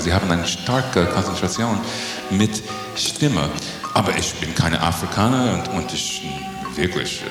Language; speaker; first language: German; non-native, learner; English